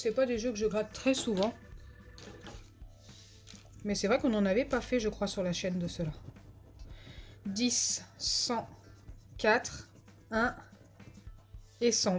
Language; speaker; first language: French; native; French